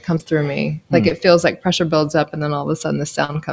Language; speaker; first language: English; native; English